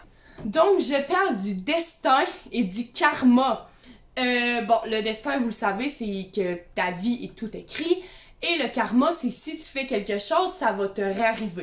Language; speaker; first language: French; native; French